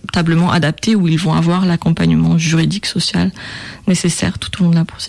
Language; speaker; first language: French; native; French